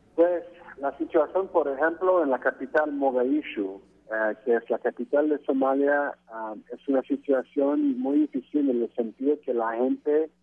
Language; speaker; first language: Spanish; non-native, fluent; French